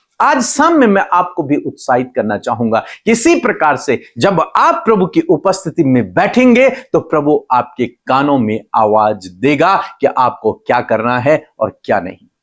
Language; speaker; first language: Hindi; native; Hindi